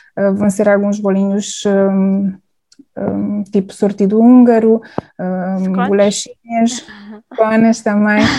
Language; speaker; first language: Portuguese; non-native, fluent; Hungarian